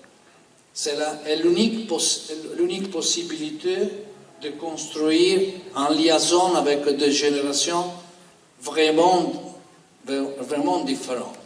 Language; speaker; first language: French; non-native, learner; Italian